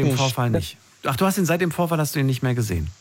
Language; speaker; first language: German; native; German